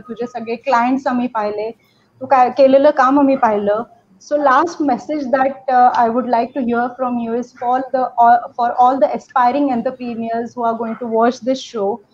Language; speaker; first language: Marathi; native; Marathi